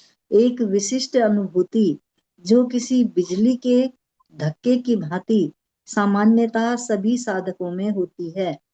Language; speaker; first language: Hindi; native; Hindi